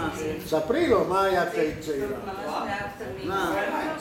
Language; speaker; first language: Hebrew; native; Hebrew